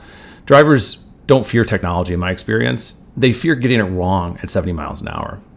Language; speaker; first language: English; native; English